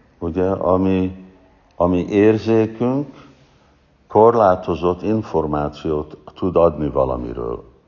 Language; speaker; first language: Hungarian; non-native, fluent; English